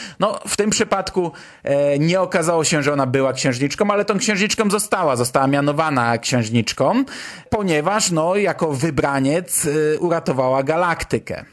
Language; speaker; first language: Polish; native; Polish